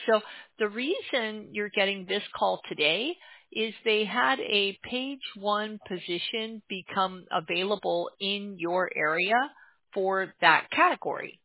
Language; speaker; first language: English; native; English